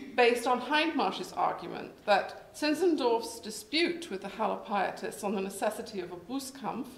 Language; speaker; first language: English; native; English